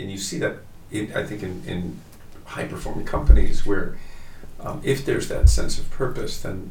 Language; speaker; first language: English; native; English